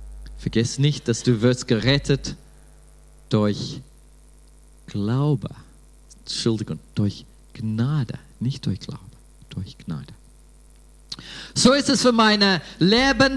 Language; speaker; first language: German; non-native, fluent; English